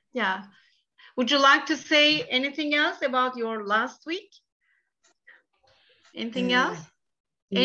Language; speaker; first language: English; non-native, fluent; Turkish